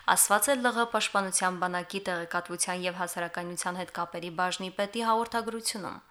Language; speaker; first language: Armenian; native; Armenian